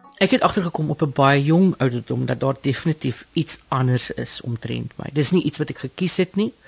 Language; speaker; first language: Afrikaans; native; Afrikaans